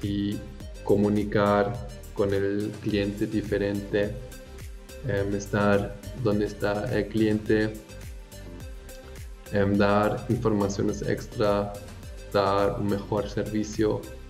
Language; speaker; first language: Spanish; non-native, fluent; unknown